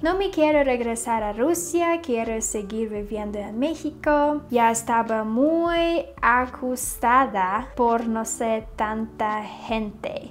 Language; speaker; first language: Spanish; non-native, learner; Russian